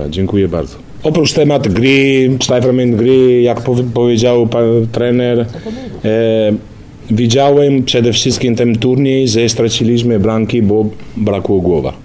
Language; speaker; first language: Polish; non-native, learner; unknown